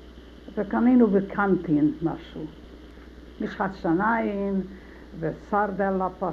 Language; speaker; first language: Hebrew; non-native, learner; Hungarian